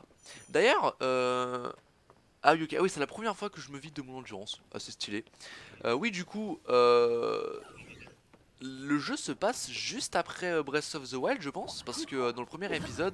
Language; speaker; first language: French; native; French